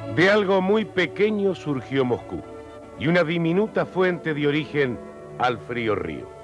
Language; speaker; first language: Spanish; native; Spanish